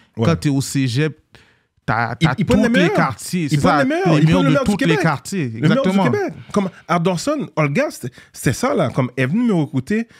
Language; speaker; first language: French; native; French